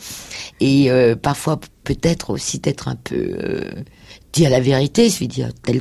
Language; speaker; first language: French; non-native, fluent; Danish